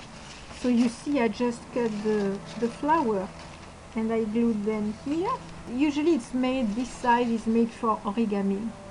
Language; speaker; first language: English; non-native, fluent; French